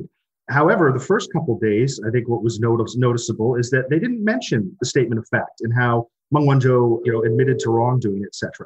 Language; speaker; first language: English; native; English